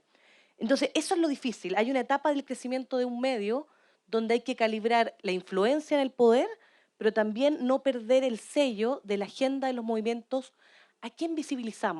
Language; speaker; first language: Spanish; native; Spanish